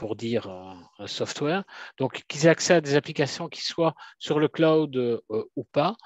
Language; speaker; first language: French; native; French